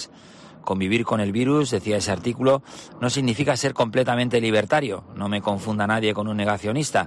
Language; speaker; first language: Spanish; native; Spanish